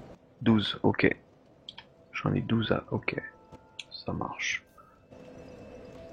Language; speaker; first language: French; native; French